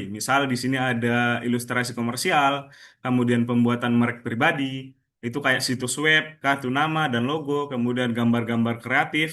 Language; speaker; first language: Indonesian; native; Indonesian